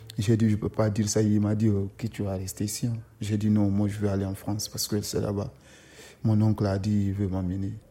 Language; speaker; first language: French; non-native, local second language; Susu